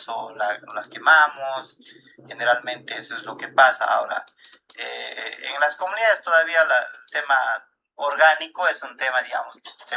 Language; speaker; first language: Spanish; native; Spanish